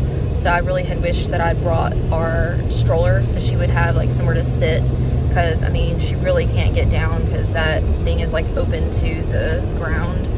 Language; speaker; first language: English; native; English